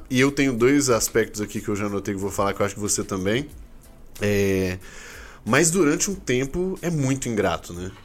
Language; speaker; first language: Portuguese; native; Portuguese